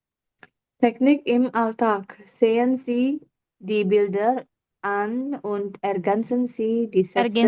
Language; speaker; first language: German; non-native, learner; Indonesian